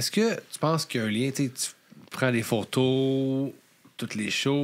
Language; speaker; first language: French; native; French